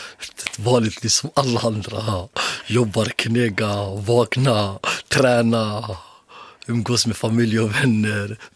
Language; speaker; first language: Swedish; early bilingual, other home language; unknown